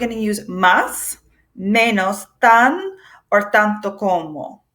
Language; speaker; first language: Spanish; non-native, fluent; English